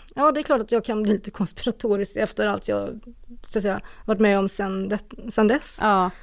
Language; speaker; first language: Swedish; native; Swedish